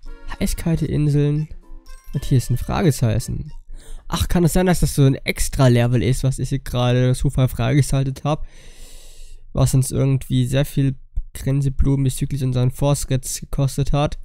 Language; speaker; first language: German; native; German